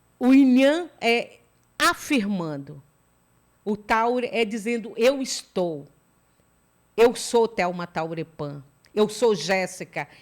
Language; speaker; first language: Portuguese; native; Portuguese